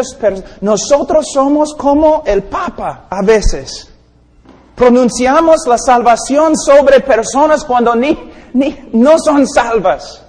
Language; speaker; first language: Spanish; non-native, fluent; English